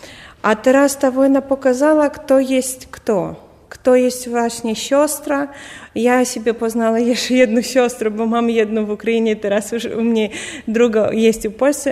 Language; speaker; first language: Polish; non-native, learner; Ukrainian